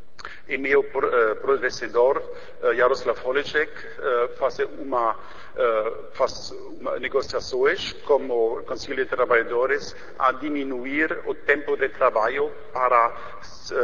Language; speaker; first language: Portuguese; non-native, learner; German